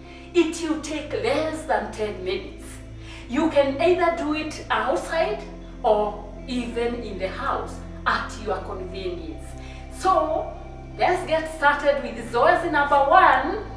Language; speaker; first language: English; non-native, local second language; Swahili